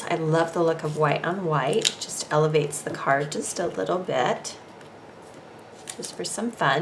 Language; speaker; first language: English; native; English